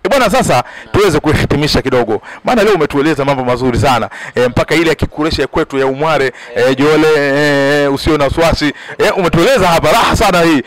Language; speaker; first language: Swahili; native; Swahili